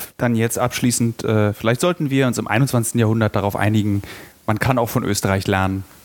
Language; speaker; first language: German; native; German